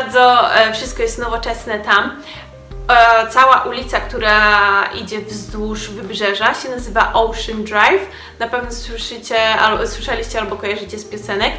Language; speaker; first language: Polish; native; Polish